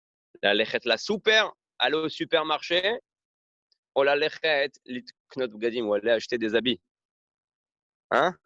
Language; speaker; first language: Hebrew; non-native, fluent; French